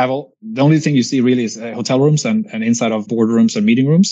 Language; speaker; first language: English; non-native, fluent; Swedish